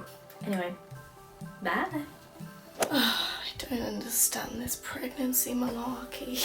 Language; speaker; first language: English; native; English